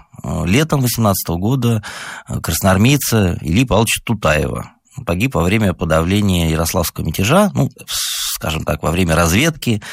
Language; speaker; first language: Russian; native; Russian